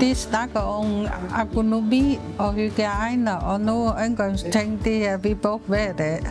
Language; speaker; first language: Danish; non-native, learner; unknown